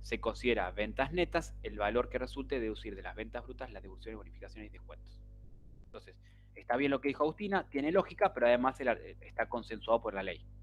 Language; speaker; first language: Spanish; native; Spanish